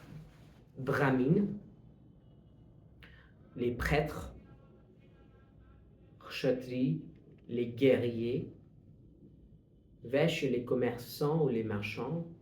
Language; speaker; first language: French; non-native, fluent; Hindi